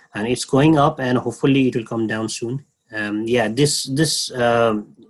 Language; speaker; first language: English; non-native, local second language; Nepali